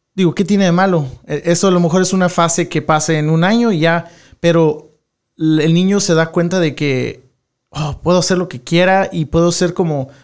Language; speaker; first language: Spanish; early bilingual, heritage; Spanish